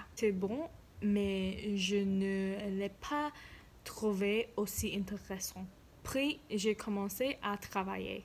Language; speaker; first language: French; non-native, learner; English